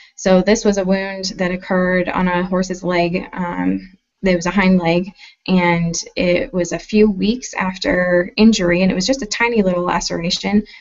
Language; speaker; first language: English; native; English